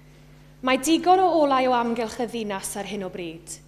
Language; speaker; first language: Welsh; native; Welsh